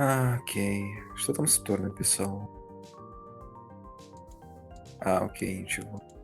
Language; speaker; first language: Russian; early bilingual, heritage; Russian